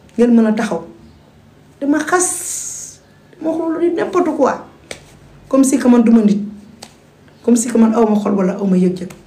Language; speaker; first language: Wolof; non-native, local second language; Fula